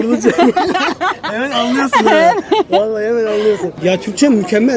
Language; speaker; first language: Turkish; native; Turkish